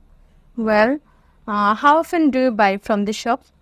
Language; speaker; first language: English; non-native, learner; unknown